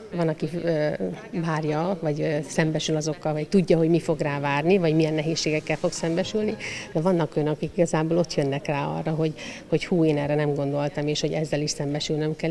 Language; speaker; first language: Hungarian; native; Hungarian